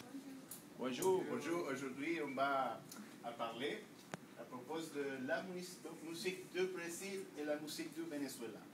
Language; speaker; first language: French; non-native, learner; Spanish